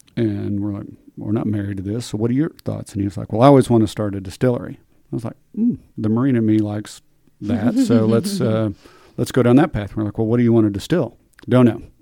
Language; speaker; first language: English; native; English